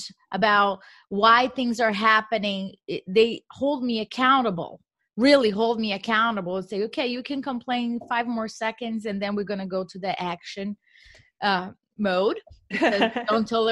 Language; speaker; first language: English; non-native, fluent; Portuguese